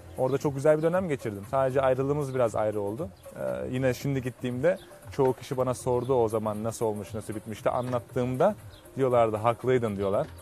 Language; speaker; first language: Turkish; early bilingual, heritage; Turkish